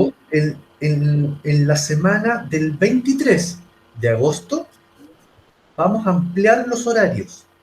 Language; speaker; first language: Spanish; native; Spanish